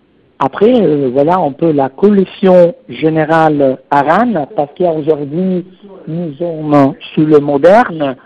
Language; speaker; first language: French; non-native, fluent; Italian